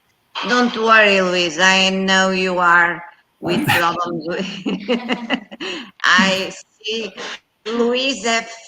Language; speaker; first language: English; non-native, fluent; Portuguese